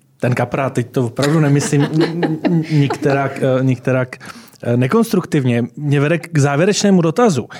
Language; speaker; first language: Czech; native; Czech